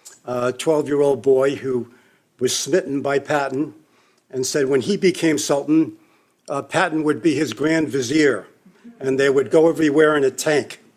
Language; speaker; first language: English; native; English